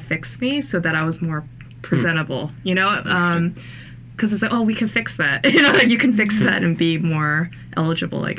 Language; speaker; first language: English; native; English